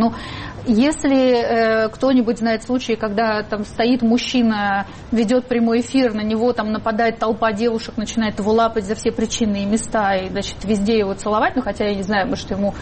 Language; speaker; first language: Russian; native; Russian